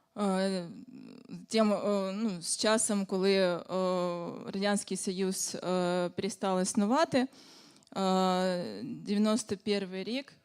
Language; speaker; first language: Ukrainian; non-native, fluent; Russian